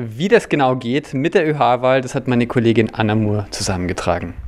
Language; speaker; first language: German; native; German